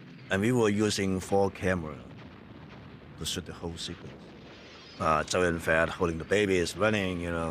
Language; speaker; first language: English; non-native, local second language; Cantonese